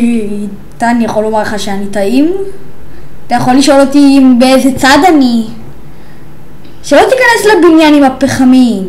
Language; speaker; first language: Hebrew; native; Hebrew